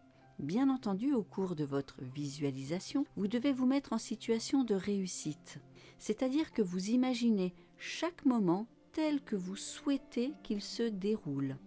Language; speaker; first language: French; native; French